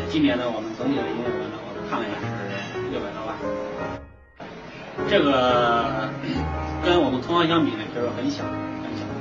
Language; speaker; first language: Chinese; native; Chinese